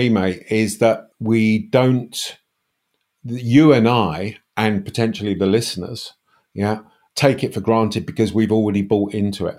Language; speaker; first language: English; native; English